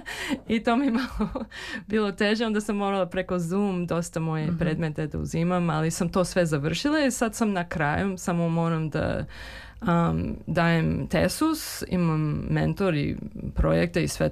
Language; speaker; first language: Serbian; early bilingual, heritage; Serbian